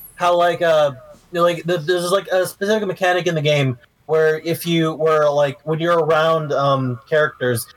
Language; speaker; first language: English; early bilingual, heritage; Spanish